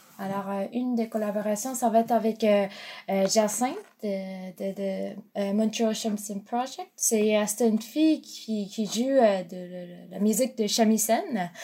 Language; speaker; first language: French; non-native, fluent; Japanese